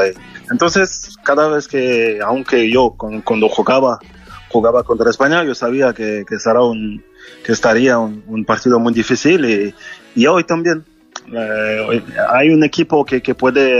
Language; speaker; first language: Spanish; non-native, fluent; French